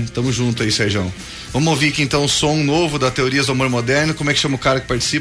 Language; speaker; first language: Portuguese; native; Portuguese